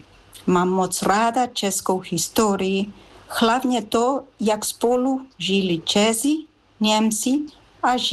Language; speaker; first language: Czech; non-native, learner; Spanish